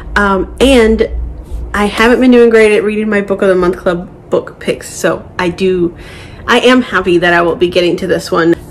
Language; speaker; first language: English; native; English